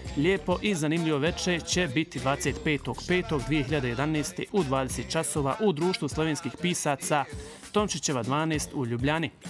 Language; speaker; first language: Croatian; early bilingual, heritage; Bosnian